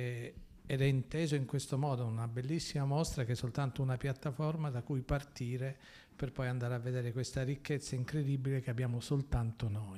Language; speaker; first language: Italian; native; Italian